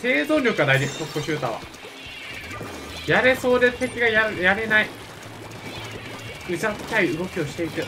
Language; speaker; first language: Japanese; native; Japanese